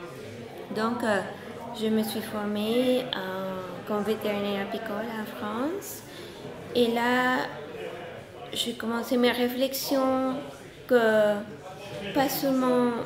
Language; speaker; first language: French; non-native, fluent; Spanish